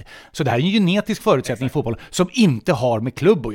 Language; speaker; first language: Swedish; native; Swedish